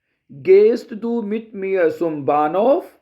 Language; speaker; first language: German; non-native, fluent; Urdu